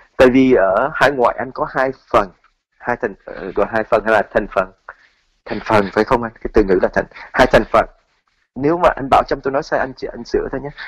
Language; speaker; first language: Vietnamese; early bilingual, heritage; Vietnamese